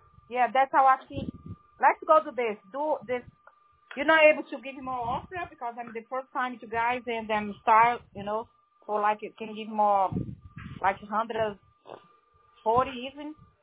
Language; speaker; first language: English; non-native, learner; Portuguese